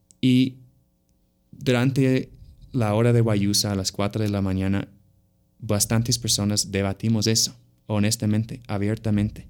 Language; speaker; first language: Spanish; non-native, fluent; English